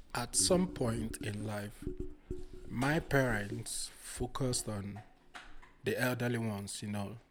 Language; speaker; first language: English; non-native, local second language; Igbo